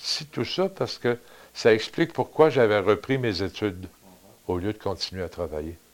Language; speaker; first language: French; native; French